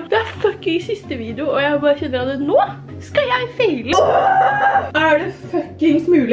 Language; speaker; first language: Norwegian; native; Norwegian